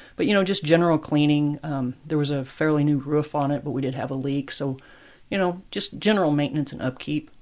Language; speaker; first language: English; native; English